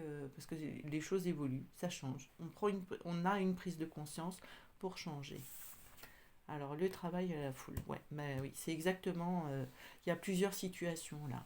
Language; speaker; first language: French; native; French